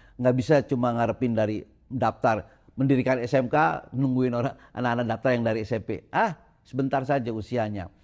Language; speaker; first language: Indonesian; non-native, local second language; Sundanese